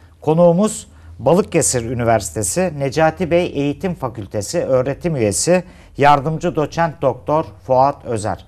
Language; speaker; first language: Turkish; native; Turkish